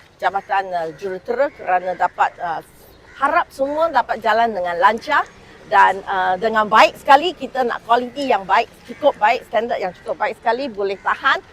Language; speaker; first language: Malay; non-native, local second language; Min Nan Chinese